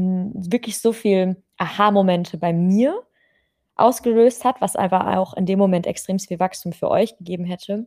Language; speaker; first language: German; native; German